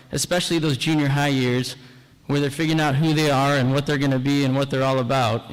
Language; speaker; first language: English; native; English